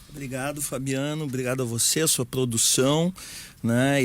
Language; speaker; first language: Portuguese; native; Portuguese